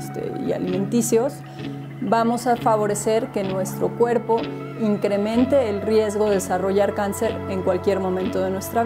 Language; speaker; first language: Spanish; native; Spanish